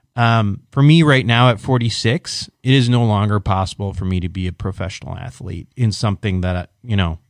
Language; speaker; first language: English; native; English